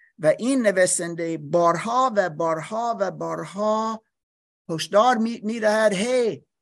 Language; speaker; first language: Persian; non-native, learner; English